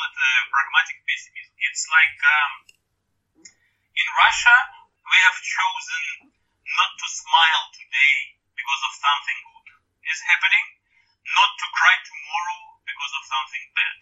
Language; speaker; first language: English; non-native, fluent; Russian